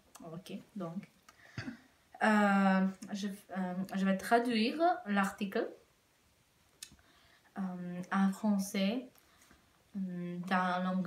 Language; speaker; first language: French; non-native, learner; Czech